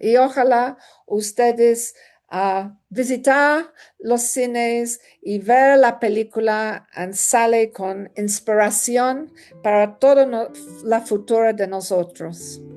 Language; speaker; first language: Spanish; non-native, learner; English